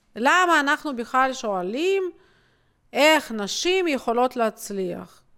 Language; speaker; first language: Hebrew; non-native, fluent; Russian